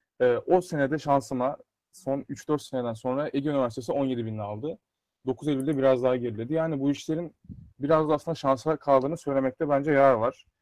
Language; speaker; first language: Turkish; native; Turkish